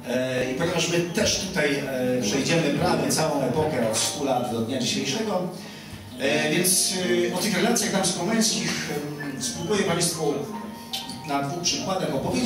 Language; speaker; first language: Polish; native; Polish